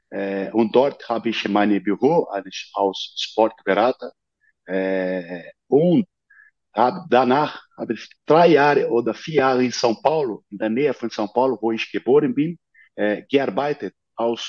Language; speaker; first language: German; non-native, learner; Portuguese